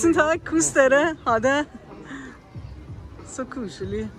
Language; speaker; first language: Norwegian; non-native, learner; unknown